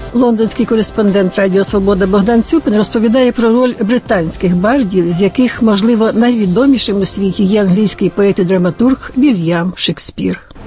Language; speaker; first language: Ukrainian; native; Ukrainian